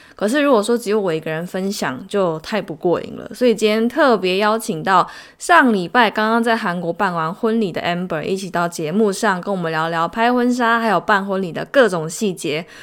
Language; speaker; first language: Chinese; native; Chinese